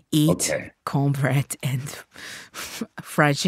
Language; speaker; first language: English; non-native, learner; Japanese